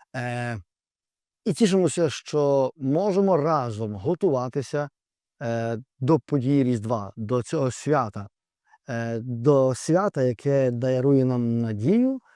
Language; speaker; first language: Ukrainian; native; Ukrainian